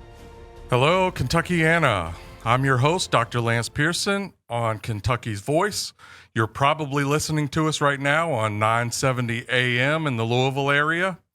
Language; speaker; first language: English; native; English